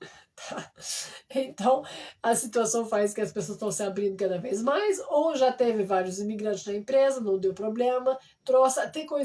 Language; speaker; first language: Portuguese; non-native, fluent; French